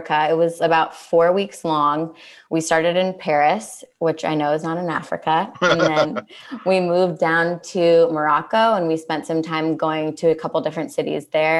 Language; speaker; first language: English; native; English